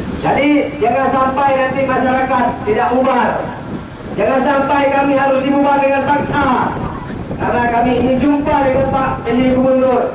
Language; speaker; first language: Malay; non-native, local second language; Achinese